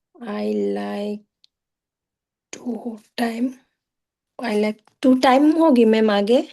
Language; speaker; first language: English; non-native, learner; Bangla